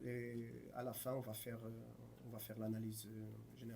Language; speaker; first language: French; non-native, fluent; Portuguese